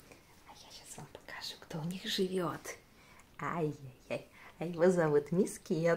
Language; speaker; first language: Russian; native; Russian